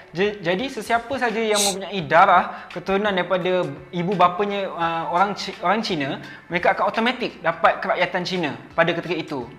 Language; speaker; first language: Malay; native; Malay